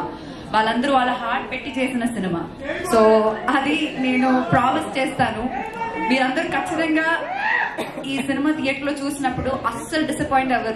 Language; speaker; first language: Telugu; non-native, fluent; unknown